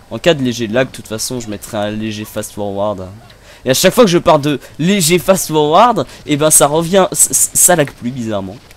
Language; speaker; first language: French; native; French